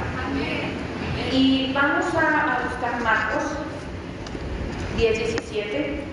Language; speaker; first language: Spanish; native; Spanish